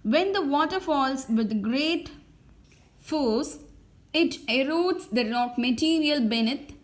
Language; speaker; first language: English; non-native, local second language; Tamil